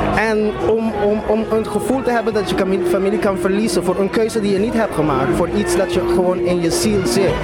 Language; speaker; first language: Dutch; non-native, local second language; Papiamento